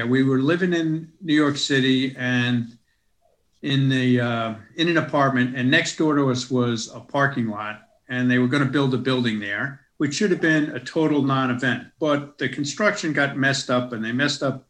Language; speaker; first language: English; native; English